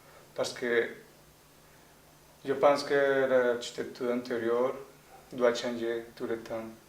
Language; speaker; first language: French; non-native, fluent; Spanish